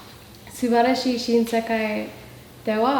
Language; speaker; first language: Japanese; non-native, fluent; English